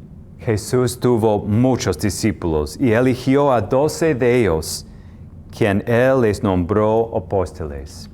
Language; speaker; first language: Spanish; non-native, fluent; English